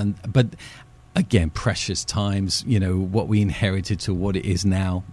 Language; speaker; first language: English; native; English